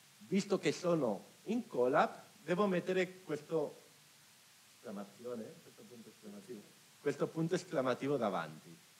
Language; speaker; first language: Italian; non-native, fluent; Spanish